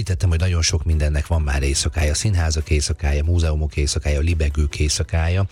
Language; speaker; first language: Hungarian; native; Hungarian